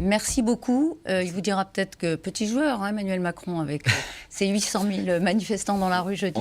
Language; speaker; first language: French; native; French